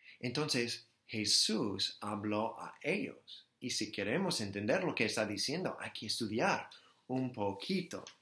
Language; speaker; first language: Spanish; non-native, fluent; English